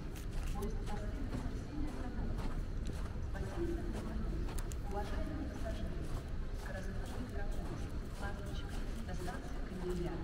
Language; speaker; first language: Russian; native; Russian